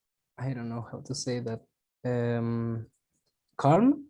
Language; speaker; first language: English; non-native, learner; Spanish